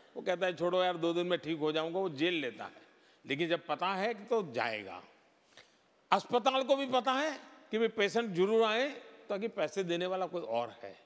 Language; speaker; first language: Hindi; non-native, local second language; Gujarati